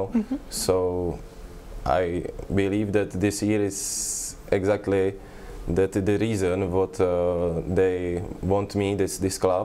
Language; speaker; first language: English; non-native, learner; Czech